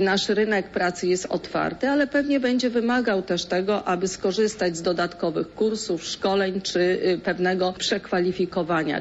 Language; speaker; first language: Polish; native; Polish